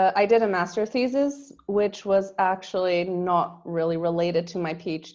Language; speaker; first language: English; non-native, fluent; Portuguese